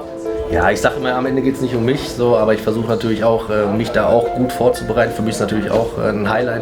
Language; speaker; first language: German; native; German